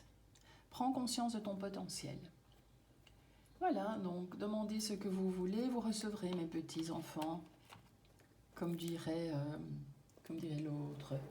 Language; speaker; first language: French; native; French